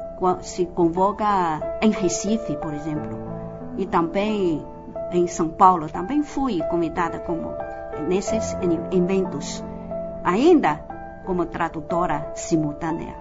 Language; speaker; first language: Portuguese; non-native, fluent; Chinese